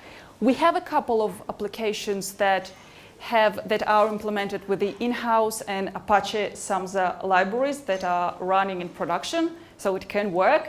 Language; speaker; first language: English; non-native, fluent; Hebrew